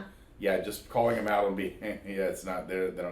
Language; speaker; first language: English; native; English